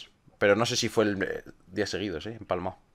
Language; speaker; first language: Spanish; native; Spanish